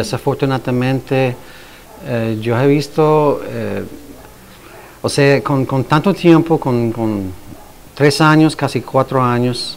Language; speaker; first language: Spanish; non-native, fluent; English